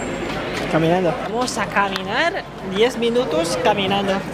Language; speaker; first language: Spanish; non-native, learner; Filipino